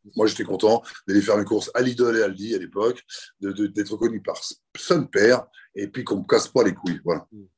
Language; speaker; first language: French; native; French